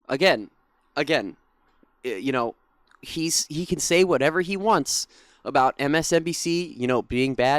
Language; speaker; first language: English; native; English